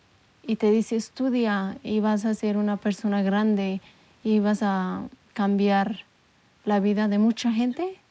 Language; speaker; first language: Spanish; non-native, local second language; Amharic